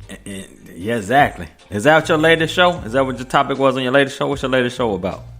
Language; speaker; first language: English; native; English